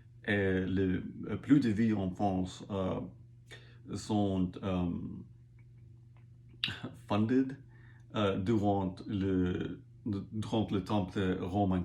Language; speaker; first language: French; non-native, learner; English